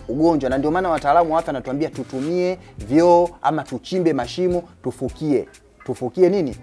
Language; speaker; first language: Swahili; native; Swahili